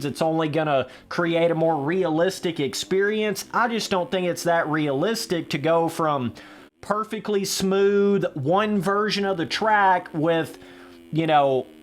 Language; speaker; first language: English; native; English